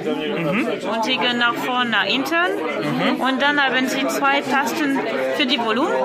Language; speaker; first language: German; non-native, learner; French